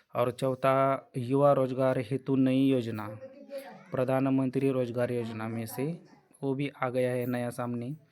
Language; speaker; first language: Hindi; non-native, local second language; Marathi